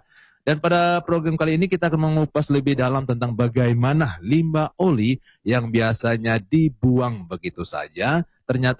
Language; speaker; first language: Indonesian; native; Indonesian